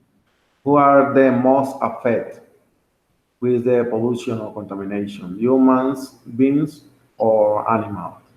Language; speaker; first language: English; non-native, learner; Spanish